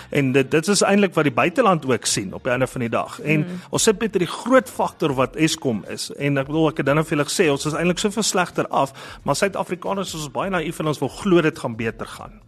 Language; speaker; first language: Afrikaans; native; Afrikaans